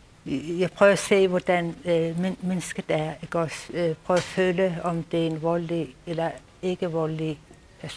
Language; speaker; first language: Danish; non-native, local second language; Kalaallisut